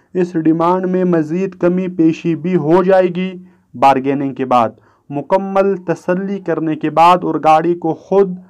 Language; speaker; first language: Urdu; non-native, local second language; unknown